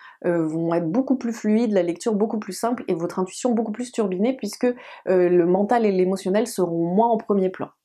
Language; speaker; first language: French; native; French